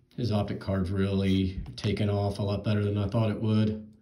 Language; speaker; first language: English; native; English